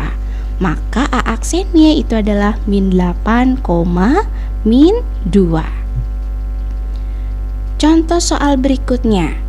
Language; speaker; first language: Indonesian; native; Indonesian